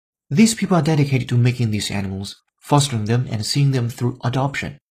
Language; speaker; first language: English; non-native, fluent; Chinese